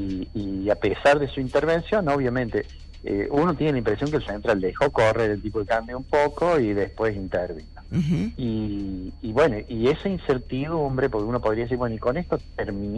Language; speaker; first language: Spanish; native; Spanish